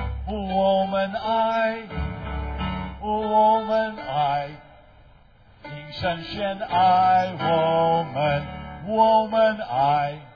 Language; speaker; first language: Chinese; non-native, fluent; English